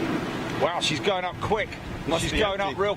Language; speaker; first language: English; native; English